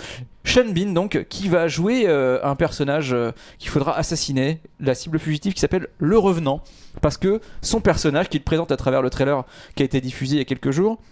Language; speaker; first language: French; native; French